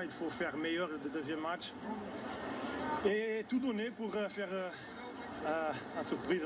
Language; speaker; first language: French; non-native, fluent; Portuguese